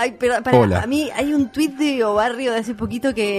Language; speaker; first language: Spanish; native; Spanish